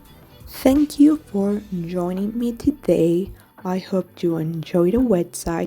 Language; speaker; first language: English; non-native, fluent; Spanish